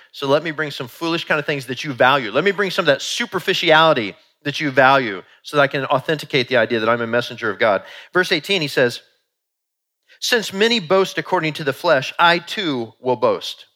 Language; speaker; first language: English; native; English